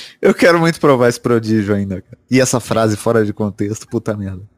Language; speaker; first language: Portuguese; native; Portuguese